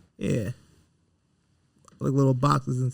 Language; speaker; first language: English; native; English